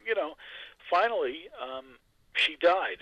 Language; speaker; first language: English; native; English